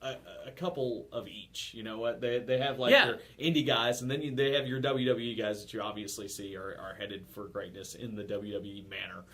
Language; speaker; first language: English; native; English